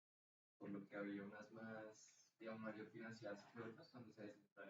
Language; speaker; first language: Spanish; native; Spanish